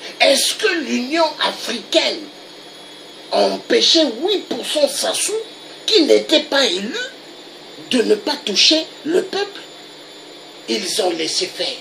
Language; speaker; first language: French; non-native, local second language; Lingala